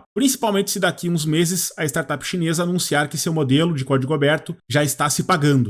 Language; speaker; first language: Portuguese; native; Portuguese